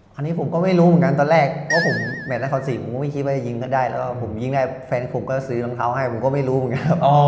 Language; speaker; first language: Thai; native; Thai